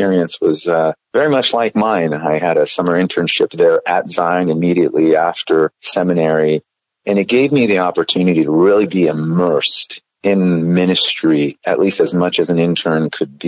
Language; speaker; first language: English; native; English